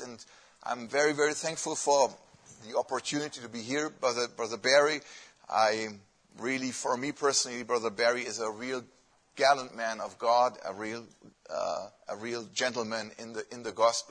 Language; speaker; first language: English; non-native, fluent; German